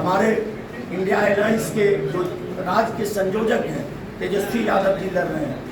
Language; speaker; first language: Hindi; native; Hindi